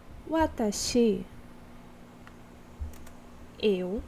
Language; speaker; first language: Japanese; non-native, learner; Portuguese